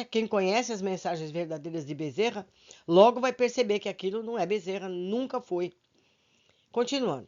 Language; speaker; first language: Portuguese; native; Portuguese